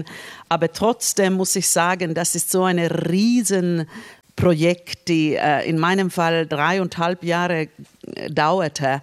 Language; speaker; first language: German; non-native, fluent; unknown